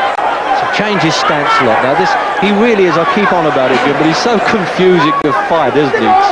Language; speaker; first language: English; native; English